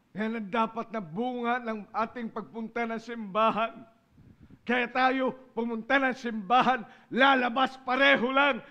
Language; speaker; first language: Filipino; non-native, local second language; Iloko